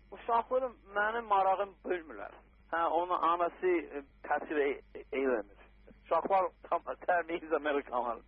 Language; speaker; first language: Azerbaijani; non-native, learner; English